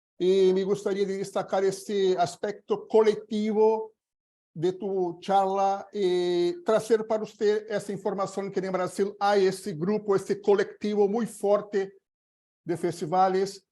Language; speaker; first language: Spanish; non-native, learner; Portuguese